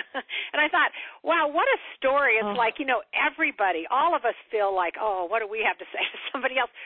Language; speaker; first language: English; native; English